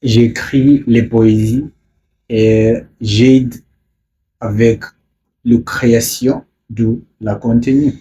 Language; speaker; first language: French; non-native, learner; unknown